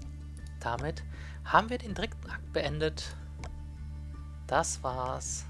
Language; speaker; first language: German; native; German